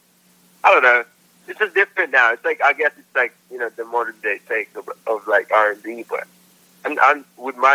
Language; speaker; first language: English; non-native, local second language; Filipino